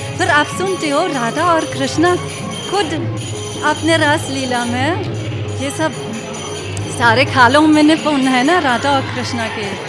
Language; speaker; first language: Hindi; non-native, fluent; German